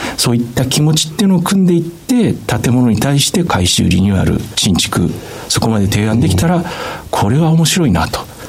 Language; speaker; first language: Japanese; native; Japanese